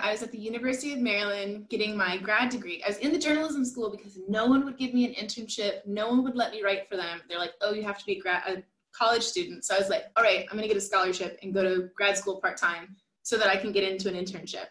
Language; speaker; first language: English; native; English